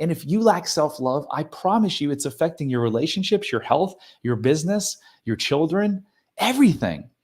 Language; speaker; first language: English; native; English